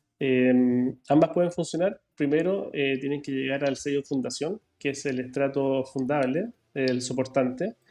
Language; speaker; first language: Spanish; native; Spanish